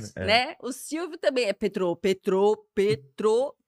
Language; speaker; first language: Portuguese; native; Portuguese